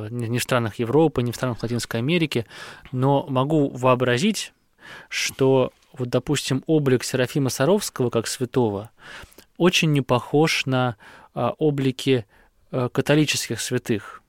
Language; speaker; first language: Russian; native; Russian